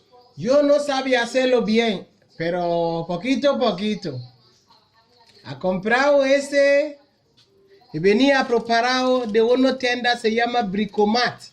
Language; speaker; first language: Spanish; non-native, learner; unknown